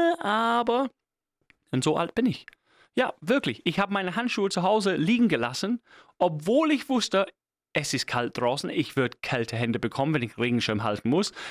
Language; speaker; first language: German; non-native, fluent; English